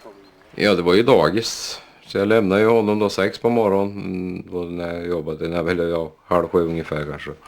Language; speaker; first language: Swedish; native; Swedish